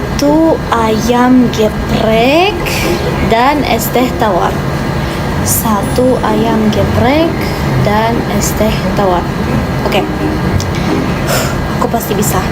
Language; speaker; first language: Indonesian; non-native, learner; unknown